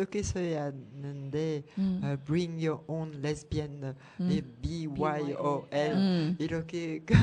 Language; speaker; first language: Korean; non-native, learner; French